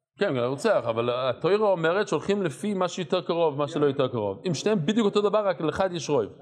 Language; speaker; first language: Hebrew; non-native, fluent; English